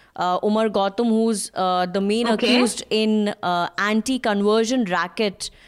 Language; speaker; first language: English; non-native, local second language; Hindi